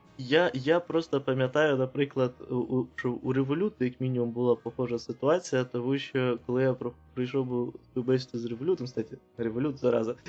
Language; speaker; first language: Ukrainian; non-native, local second language; Russian